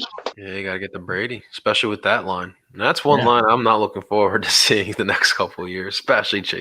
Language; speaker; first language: English; native; English